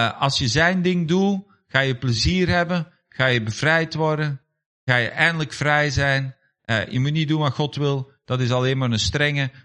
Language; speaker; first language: Dutch; native; Dutch